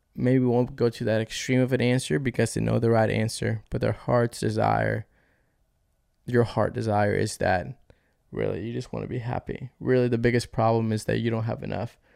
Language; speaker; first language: English; early bilingual, other home language; Spanish